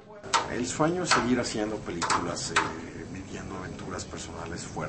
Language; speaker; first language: Spanish; native; Spanish